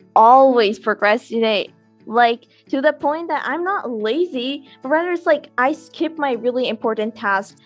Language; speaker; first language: English; non-native, local second language; Urdu